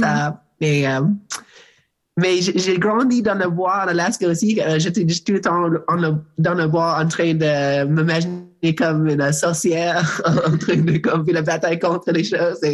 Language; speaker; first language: French; non-native, learner; English